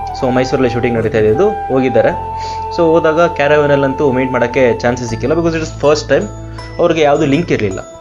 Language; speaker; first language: Kannada; non-native, local second language; Telugu